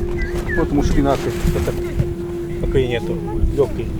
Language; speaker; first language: Russian; non-native, local second language; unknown